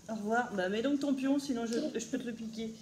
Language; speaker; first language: French; native; French